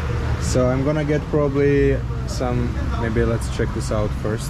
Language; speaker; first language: English; non-native, fluent; Azerbaijani